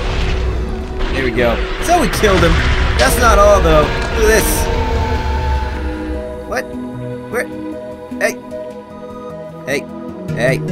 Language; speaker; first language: English; native; English